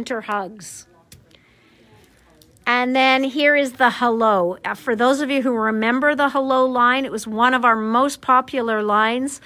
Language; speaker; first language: English; native; English